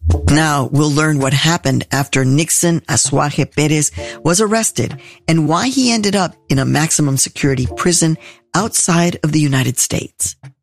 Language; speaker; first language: English; native; English